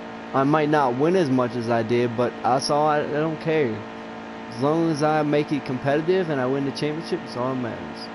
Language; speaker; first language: English; native; English